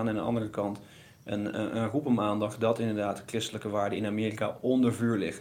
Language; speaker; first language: Dutch; native; Dutch